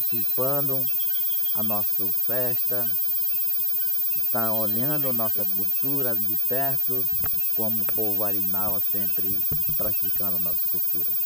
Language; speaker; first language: Portuguese; non-native, local second language; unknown